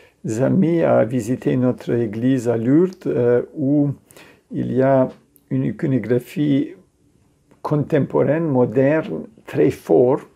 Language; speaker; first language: French; non-native, fluent; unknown